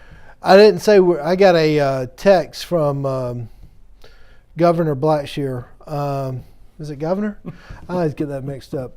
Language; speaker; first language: English; native; English